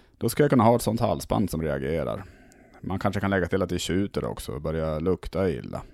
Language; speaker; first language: Swedish; native; Swedish